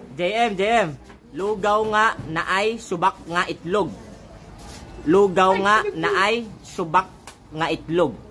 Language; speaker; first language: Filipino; non-native, local second language; Cebuano